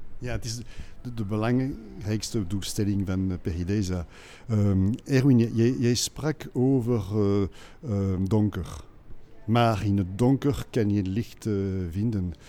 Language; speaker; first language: Dutch; non-native, local second language; French